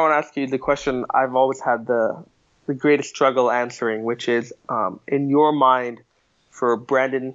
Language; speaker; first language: English; native; English